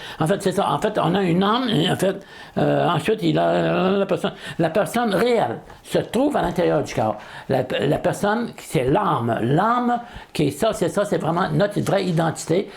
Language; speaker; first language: French; native; French